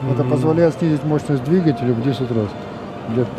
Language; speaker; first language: Russian; native; Russian